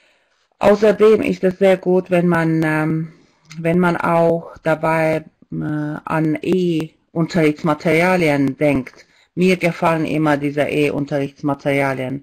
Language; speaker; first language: German; non-native, fluent; Estonian